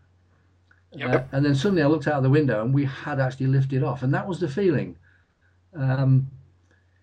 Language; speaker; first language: English; native; English